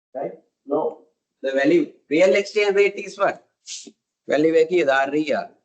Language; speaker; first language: English; non-native, local second language; Sinhala